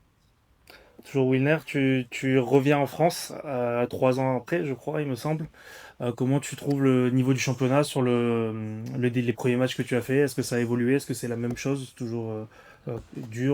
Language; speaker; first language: French; native; French